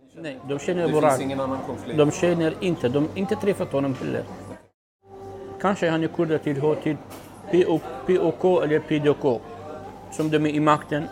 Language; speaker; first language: Swedish; non-native, learner; Arabic